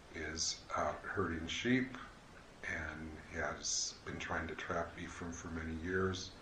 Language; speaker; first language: English; native; English